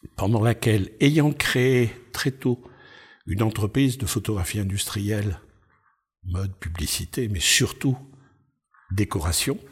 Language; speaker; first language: French; native; French